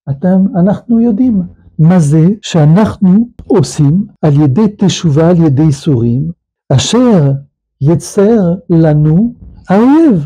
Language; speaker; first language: Hebrew; non-native, fluent; French